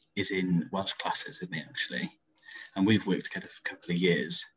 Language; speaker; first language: English; native; English